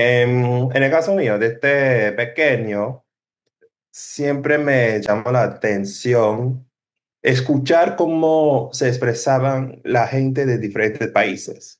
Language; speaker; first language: Spanish; non-native, fluent; English